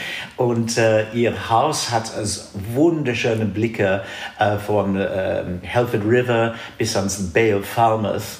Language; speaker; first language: German; non-native, fluent; English